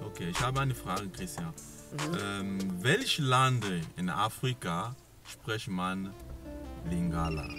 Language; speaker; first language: German; non-native, learner; Lingala